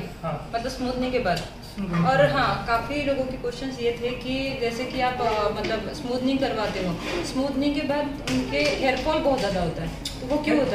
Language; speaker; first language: Hindi; native; Hindi